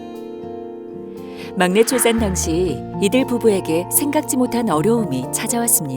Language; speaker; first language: Korean; native; Korean